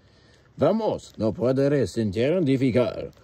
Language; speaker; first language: Spanish; non-native, learner; English